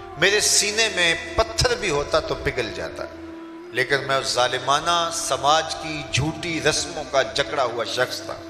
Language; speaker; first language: Urdu; non-native, local second language; Punjabi